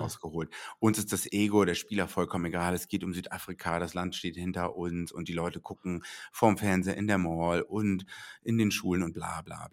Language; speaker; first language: German; native; German